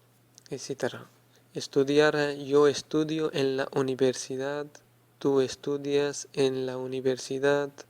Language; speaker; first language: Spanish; non-native, fluent; Urdu